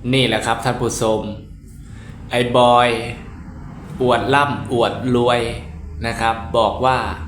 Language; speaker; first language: Thai; native; Thai